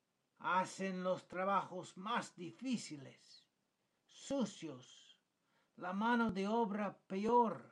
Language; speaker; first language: Spanish; non-native, fluent; English